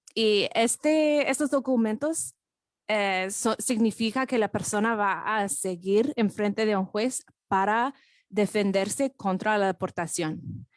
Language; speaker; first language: Spanish; non-native, fluent; English